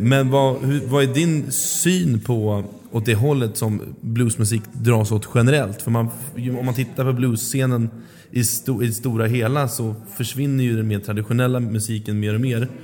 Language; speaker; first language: Swedish; native; Swedish